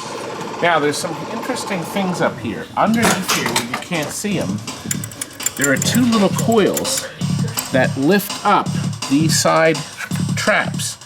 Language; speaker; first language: English; native; English